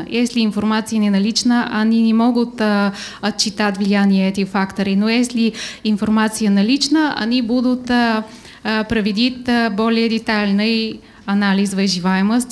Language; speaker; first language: Russian; non-native, learner; Bulgarian